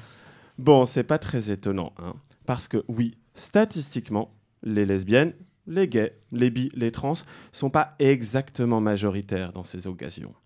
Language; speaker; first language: French; native; French